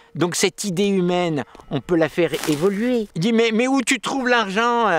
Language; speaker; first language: French; native; French